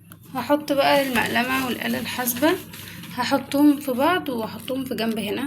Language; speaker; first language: Arabic; native; Arabic